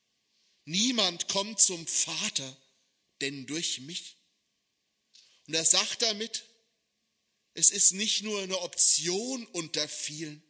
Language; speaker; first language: German; native; German